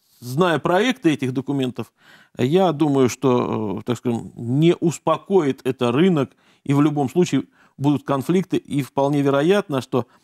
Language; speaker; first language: Russian; native; Russian